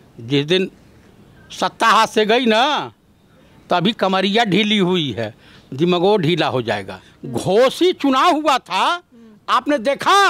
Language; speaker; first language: Hindi; native; Hindi